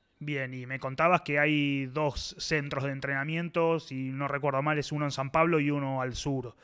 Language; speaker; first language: Spanish; native; Spanish